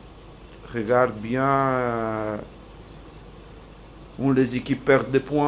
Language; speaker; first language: French; non-native, learner; Portuguese